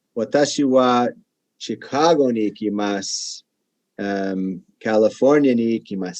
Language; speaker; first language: Japanese; non-native, learner; English